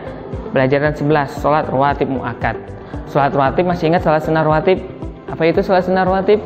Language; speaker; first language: Indonesian; native; Indonesian